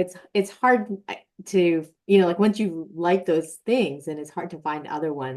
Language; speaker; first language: English; native; English